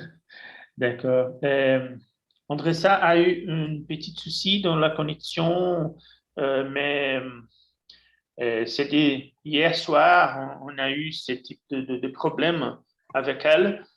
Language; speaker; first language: French; non-native, fluent; Portuguese